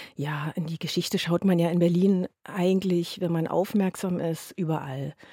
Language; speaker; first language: German; native; German